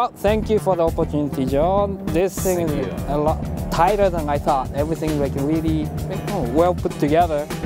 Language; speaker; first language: English; non-native, fluent; Japanese